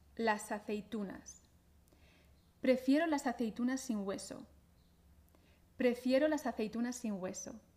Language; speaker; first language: Spanish; native; Spanish